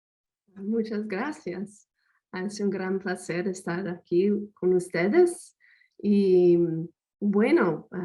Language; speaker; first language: Spanish; non-native, fluent; English